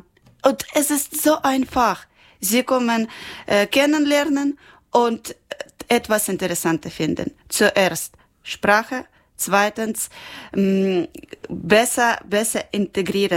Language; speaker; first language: German; non-native, learner; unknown